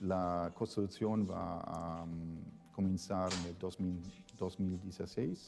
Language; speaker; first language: Spanish; non-native, fluent; Italian